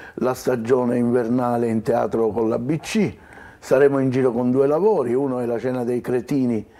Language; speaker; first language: Italian; native; Italian